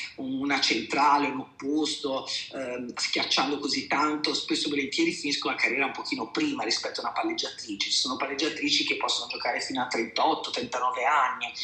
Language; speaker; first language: Italian; native; Italian